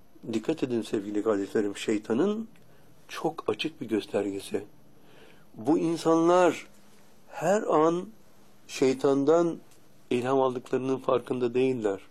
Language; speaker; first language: Turkish; native; Turkish